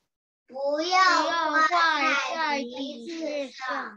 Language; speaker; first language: Chinese; early bilingual, heritage; Chinese